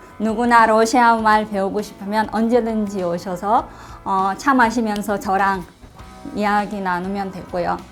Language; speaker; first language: Korean; non-native, fluent; Russian